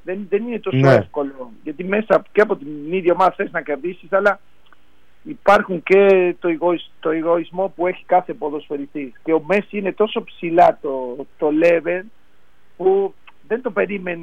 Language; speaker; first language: Greek; non-native, fluent; Spanish